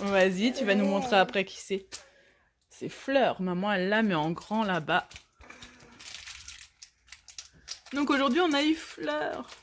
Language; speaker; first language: French; native; French